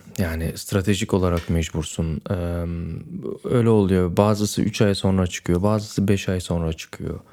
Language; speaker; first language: Turkish; early bilingual, other home language; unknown